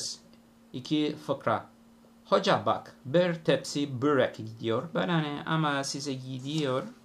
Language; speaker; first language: Turkish; non-native, learner; Italian